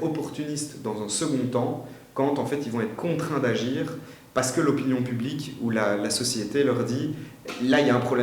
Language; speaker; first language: French; native; French